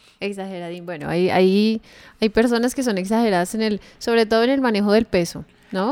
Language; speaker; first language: Spanish; native; Spanish